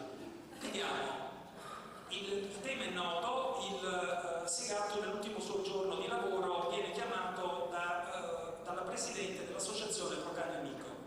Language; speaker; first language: Italian; native; Italian